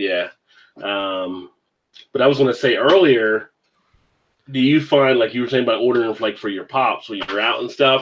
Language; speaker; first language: English; native; English